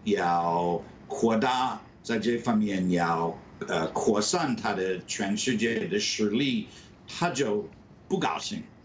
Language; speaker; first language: Chinese; non-native, fluent; English